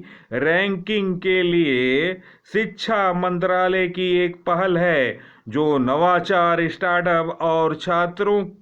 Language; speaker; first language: Hindi; native; Hindi